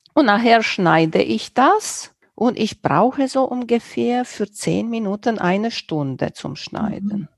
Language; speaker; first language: German; non-native, fluent; Romanian